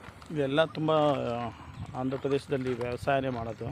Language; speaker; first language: Kannada; non-native, local second language; Urdu